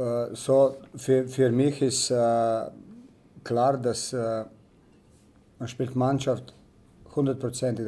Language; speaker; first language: German; non-native, learner; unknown